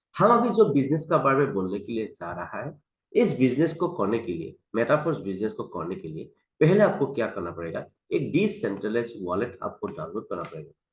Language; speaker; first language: Hindi; non-native, local second language; Assamese